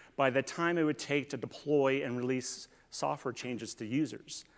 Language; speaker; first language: English; native; English